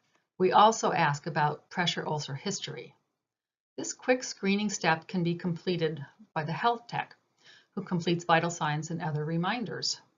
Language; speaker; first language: English; native; English